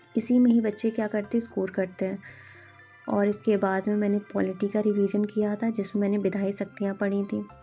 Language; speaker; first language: Hindi; native; Hindi